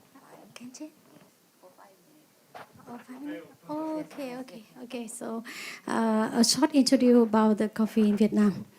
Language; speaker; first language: English; non-native, learner; Vietnamese